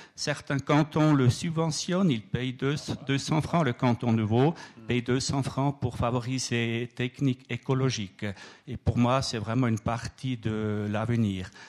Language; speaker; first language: French; native; French